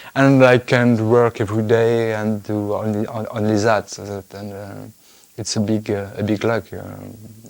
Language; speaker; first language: English; non-native, fluent; French